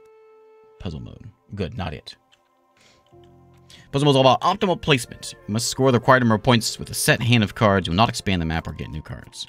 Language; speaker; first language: English; native; English